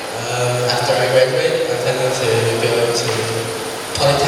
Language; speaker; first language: English; non-native, fluent; Indonesian